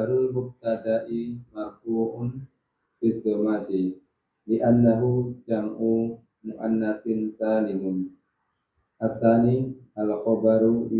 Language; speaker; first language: Arabic; non-native, learner; Indonesian